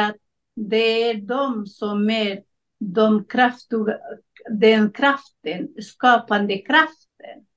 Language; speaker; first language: Swedish; non-native, learner; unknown